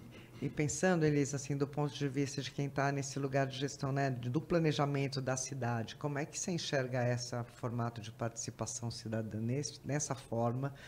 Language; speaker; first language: Portuguese; native; Portuguese